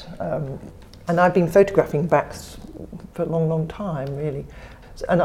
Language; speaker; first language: English; native; English